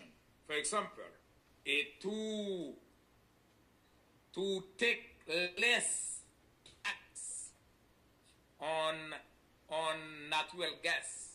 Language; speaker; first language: English; non-native, learner; Haitian Creole